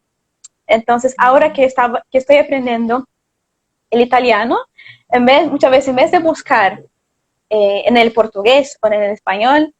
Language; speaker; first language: Spanish; non-native, fluent; Portuguese